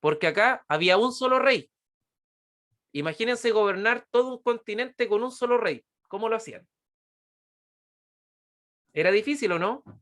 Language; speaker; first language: Spanish; native; Spanish